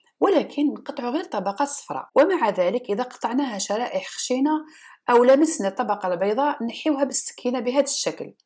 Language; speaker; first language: Arabic; native; Arabic